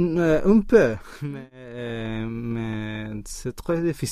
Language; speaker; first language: French; non-native, learner; Swedish